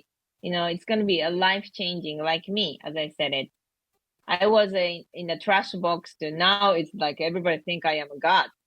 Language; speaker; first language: English; non-native, learner; Japanese